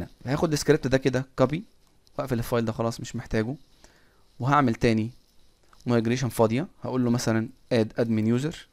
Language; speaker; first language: Arabic; native; Arabic